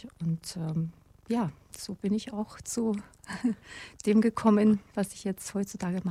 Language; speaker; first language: German; non-native, fluent; Russian